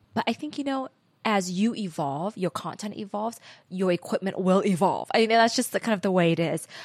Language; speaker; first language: English; early bilingual, other home language; Vietnamese